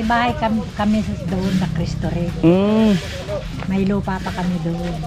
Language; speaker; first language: Filipino; native; Filipino